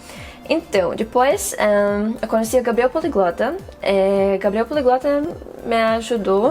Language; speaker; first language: Portuguese; non-native, fluent; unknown